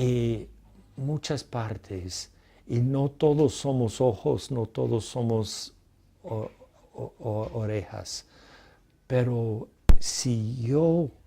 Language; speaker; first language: Spanish; non-native, fluent; English